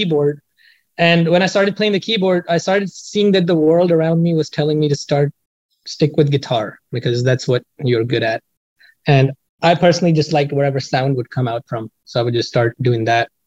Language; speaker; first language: English; non-native, local second language; Hindi